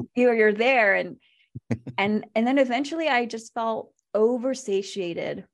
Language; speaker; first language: English; native; English